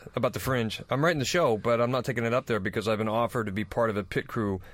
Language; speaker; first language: English; native; English